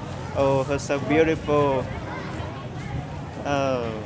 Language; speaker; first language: English; non-native, learner; Hmong